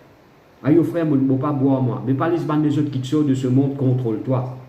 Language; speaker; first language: French; non-native, local second language; Morisyen